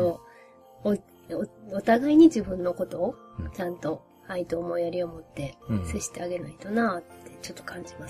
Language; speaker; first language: Japanese; native; Japanese